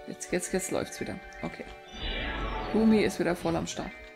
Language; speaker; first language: German; native; German